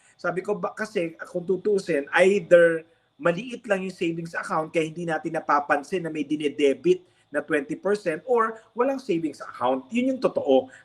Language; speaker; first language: Filipino; native; Filipino